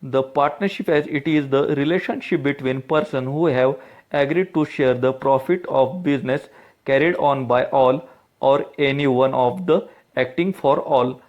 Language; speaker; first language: English; non-native, local second language; Marathi